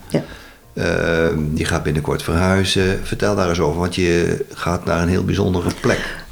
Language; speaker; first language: Dutch; native; Dutch